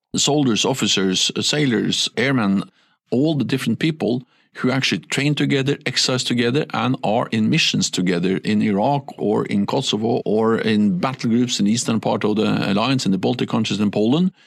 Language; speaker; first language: English; non-native, fluent; Norwegian